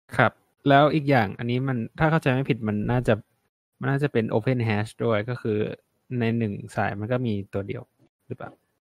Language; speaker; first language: Thai; native; Thai